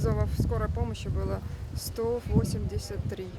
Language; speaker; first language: Russian; native; Russian